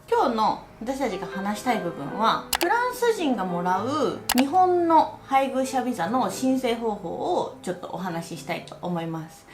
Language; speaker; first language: Japanese; native; Japanese